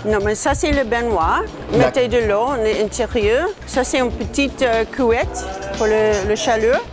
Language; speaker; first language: French; non-native, learner; English